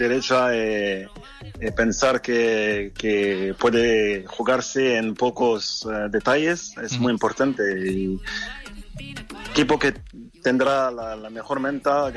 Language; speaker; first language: Spanish; non-native, fluent; French